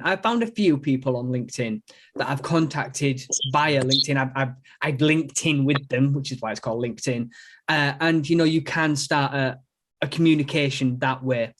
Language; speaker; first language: English; native; English